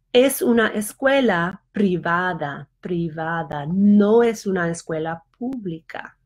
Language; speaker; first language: Spanish; non-native, fluent; English